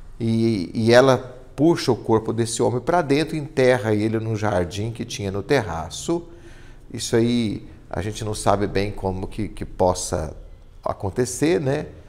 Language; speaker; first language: Portuguese; native; Portuguese